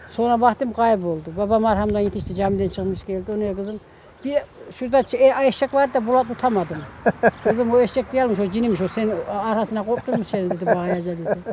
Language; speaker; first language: Turkish; native; Turkish